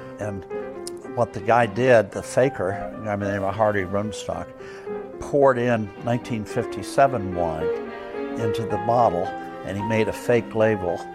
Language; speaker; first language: English; native; English